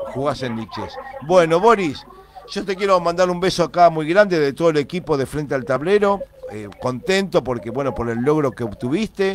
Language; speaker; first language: Spanish; native; Spanish